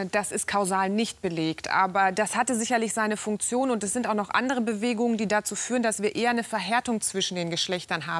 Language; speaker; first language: German; native; German